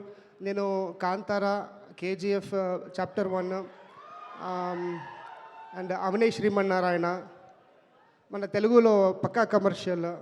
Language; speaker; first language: Telugu; non-native, local second language; Kannada